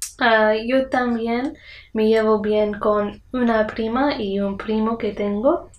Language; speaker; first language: Spanish; non-native, learner; English